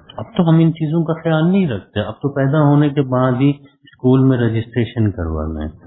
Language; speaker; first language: Urdu; non-native, local second language; Khowar